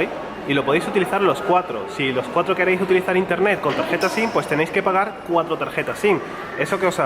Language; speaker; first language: Spanish; native; Spanish